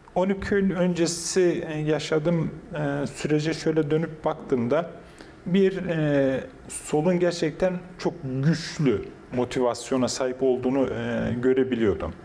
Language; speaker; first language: Turkish; non-native, local second language; Kurdish